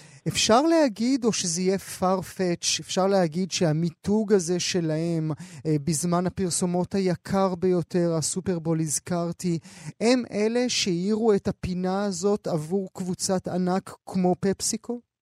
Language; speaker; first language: Hebrew; native; Hebrew